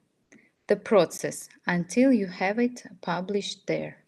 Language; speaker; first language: English; non-native, fluent; Russian